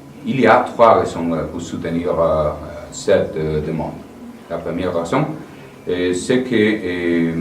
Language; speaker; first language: French; non-native, fluent; Spanish